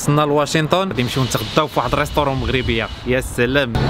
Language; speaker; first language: Arabic; native; Arabic